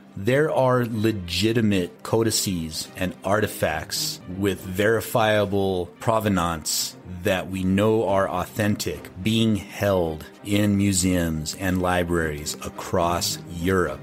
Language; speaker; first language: English; native; English